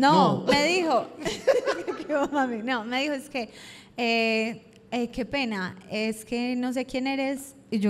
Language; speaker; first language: Spanish; native; Spanish